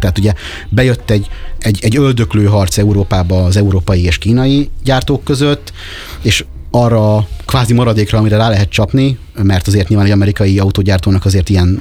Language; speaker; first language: Hungarian; native; Hungarian